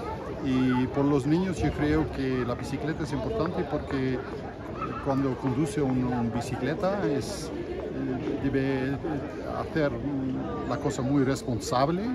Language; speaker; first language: Spanish; non-native, fluent; Dutch